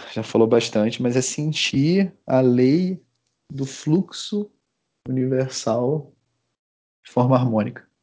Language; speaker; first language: Portuguese; native; Portuguese